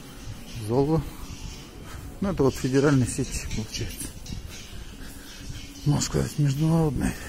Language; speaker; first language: Russian; native; Russian